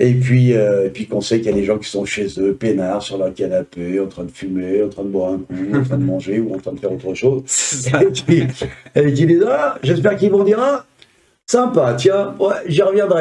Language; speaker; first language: French; native; French